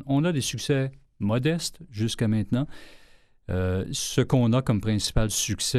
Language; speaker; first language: French; native; French